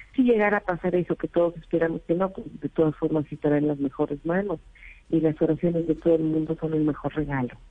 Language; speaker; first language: Spanish; native; Spanish